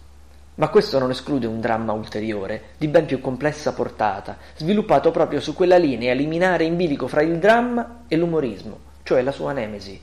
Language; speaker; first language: Italian; native; Italian